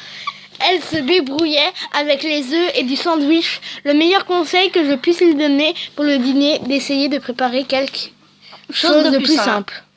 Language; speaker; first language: French; native; French